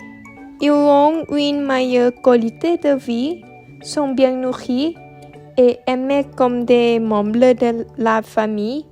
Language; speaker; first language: French; non-native, learner; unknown